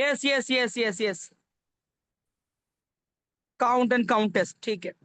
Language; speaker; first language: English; non-native, learner; Hindi